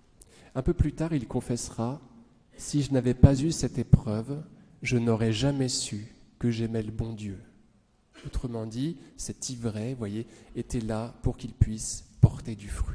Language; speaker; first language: French; native; French